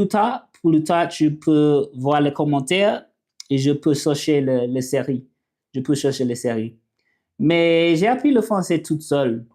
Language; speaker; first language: French; non-native, learner; English